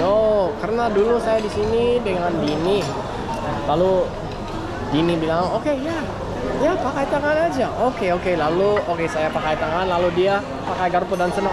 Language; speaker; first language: Indonesian; non-native, learner; English